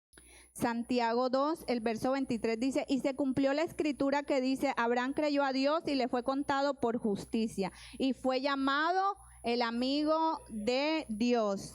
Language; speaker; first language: Spanish; native; Spanish